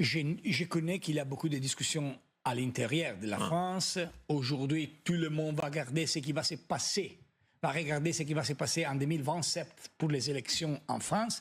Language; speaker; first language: French; non-native, fluent; Italian